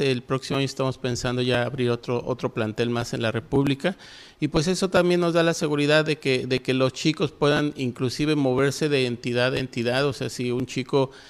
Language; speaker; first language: Spanish; native; Spanish